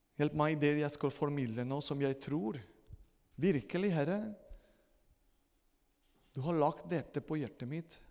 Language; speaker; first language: Norwegian; non-native, fluent; Spanish